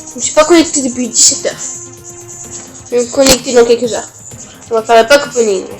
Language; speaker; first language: French; early bilingual, other home language; Romanian